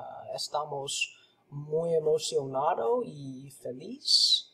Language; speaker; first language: Spanish; non-native, learner; English